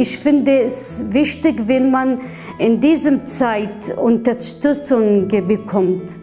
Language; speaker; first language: German; non-native, learner; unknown